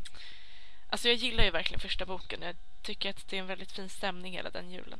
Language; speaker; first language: Swedish; native; Swedish